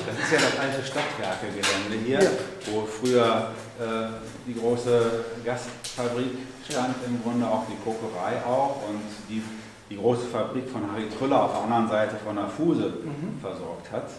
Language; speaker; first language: German; native; German